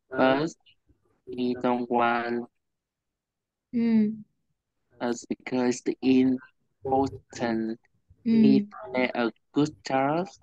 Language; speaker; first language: English; non-native, learner; Vietnamese